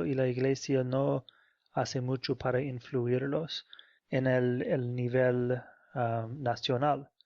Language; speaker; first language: Spanish; non-native, fluent; English